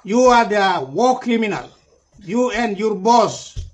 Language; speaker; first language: English; non-native, learner; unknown